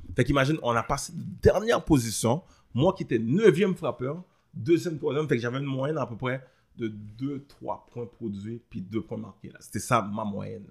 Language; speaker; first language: French; early bilingual, other home language; Haitian Creole